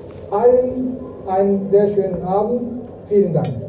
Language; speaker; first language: German; non-native, fluent; Turkish